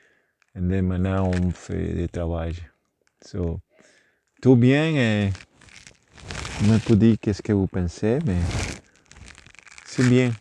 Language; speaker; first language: French; non-native, learner; Spanish